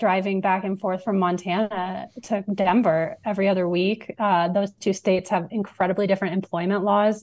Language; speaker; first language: English; native; English